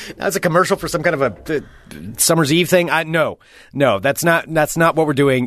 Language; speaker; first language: English; native; English